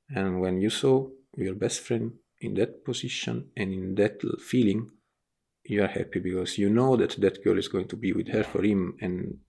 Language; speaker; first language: English; non-native, fluent; Italian